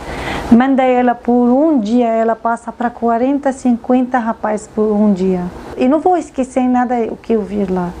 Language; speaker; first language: Portuguese; non-native, learner; Arabic